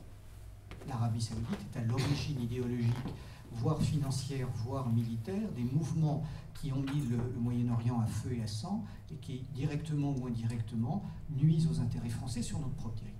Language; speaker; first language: French; native; French